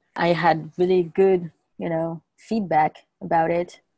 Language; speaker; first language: English; non-native, fluent; French